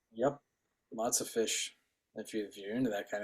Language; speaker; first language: English; native; English